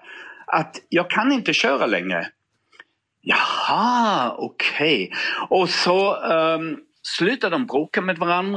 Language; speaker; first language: Swedish; non-native, fluent; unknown